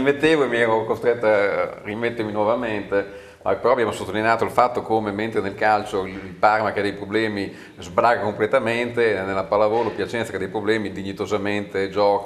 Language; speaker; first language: Italian; native; Italian